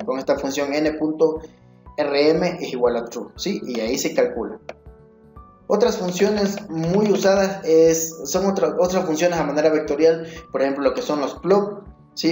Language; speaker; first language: Spanish; native; Spanish